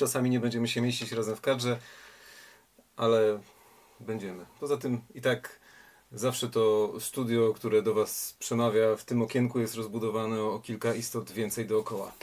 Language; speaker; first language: Polish; native; Polish